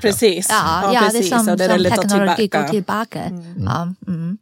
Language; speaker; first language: Swedish; non-native, fluent; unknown